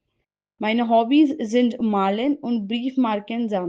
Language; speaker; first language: German; non-native, fluent; Hindi